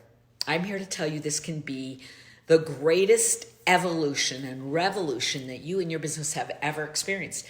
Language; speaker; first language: English; native; English